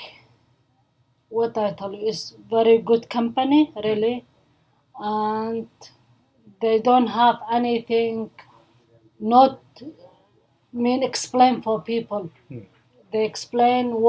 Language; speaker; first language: English; non-native, learner; Arabic